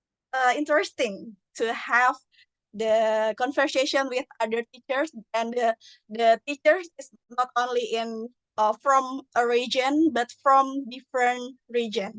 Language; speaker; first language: English; non-native, learner; Indonesian